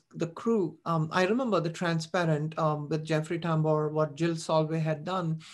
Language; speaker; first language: English; non-native, local second language; Tamil